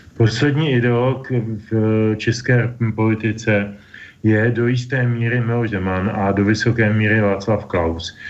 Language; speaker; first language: Czech; native; Czech